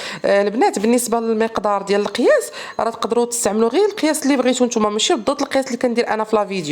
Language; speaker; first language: Arabic; native; Arabic